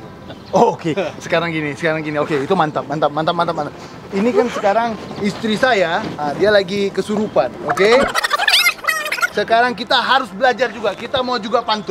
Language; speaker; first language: Indonesian; native; Indonesian